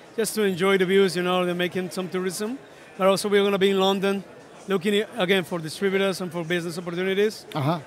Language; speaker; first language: English; non-native, fluent; Spanish